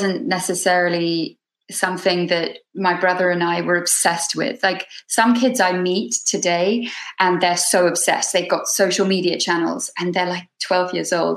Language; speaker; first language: English; native; English